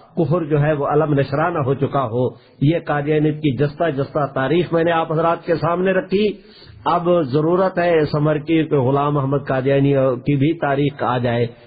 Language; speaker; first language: Urdu; non-native, local second language; Saraiki